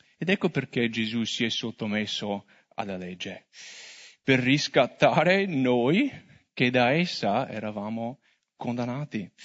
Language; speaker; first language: Italian; non-native, fluent; English